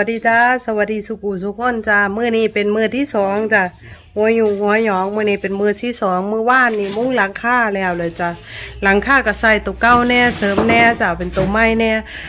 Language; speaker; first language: Thai; native; Thai